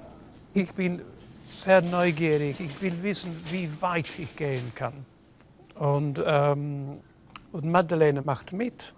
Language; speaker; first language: German; non-native, fluent; English